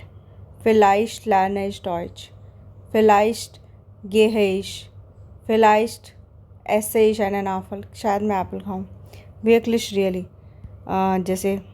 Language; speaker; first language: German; non-native, fluent; Hindi